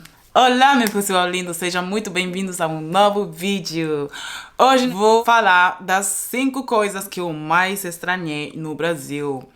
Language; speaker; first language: Portuguese; non-native, fluent; Spanish